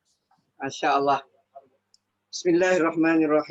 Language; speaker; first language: Malay; native; Malay